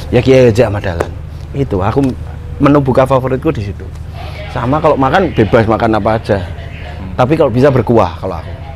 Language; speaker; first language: Indonesian; native; Indonesian